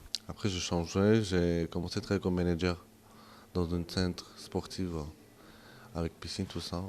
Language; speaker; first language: French; non-native, local second language; Kurdish